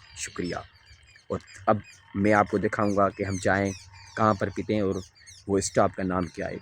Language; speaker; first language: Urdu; non-native, local second language; Sindhi